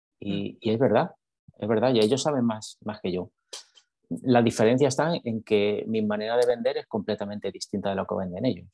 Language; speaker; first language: Spanish; native; Spanish